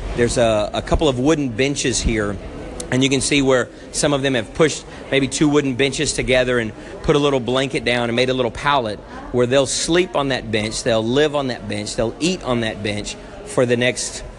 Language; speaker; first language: English; native; English